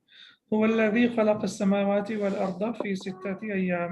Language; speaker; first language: Arabic; non-native, fluent; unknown